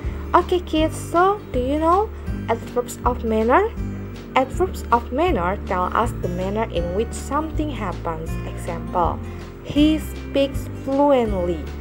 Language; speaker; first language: English; non-native, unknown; Indonesian